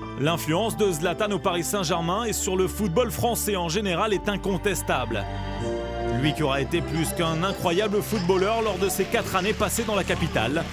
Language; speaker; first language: French; native; French